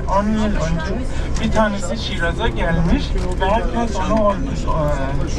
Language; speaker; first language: Turkish; non-native, learner; Persian